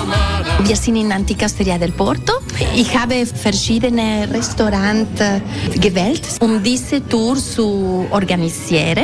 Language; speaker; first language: German; non-native, local second language; Italian